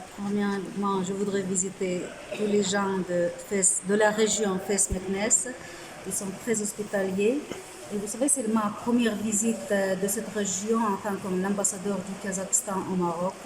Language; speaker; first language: French; non-native, fluent; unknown